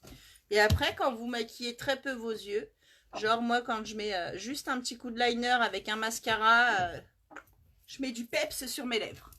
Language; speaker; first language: French; native; French